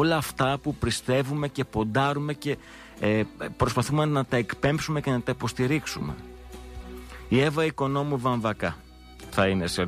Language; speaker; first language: Greek; native; Greek